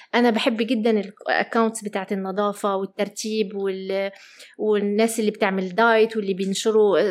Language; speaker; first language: Arabic; early bilingual, heritage; Arabic